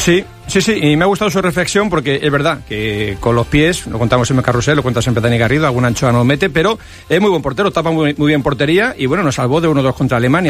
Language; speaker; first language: Spanish; native; Spanish